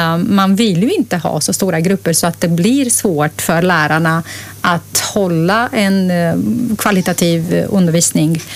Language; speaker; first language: Swedish; non-native, fluent; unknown